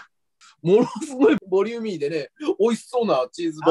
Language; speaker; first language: Japanese; native; Japanese